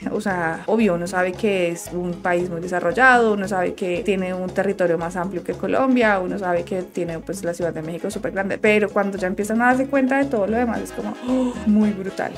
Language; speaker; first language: Spanish; native; Spanish